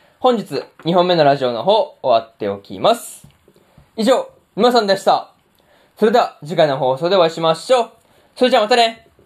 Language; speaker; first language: Japanese; native; Japanese